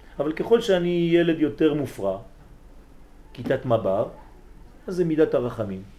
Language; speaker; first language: Hebrew; early bilingual, heritage; Hebrew